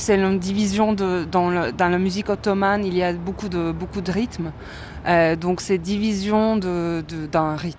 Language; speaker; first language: French; non-native, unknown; Turkish